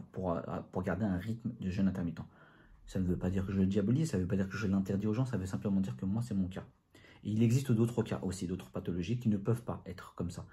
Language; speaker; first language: French; native; French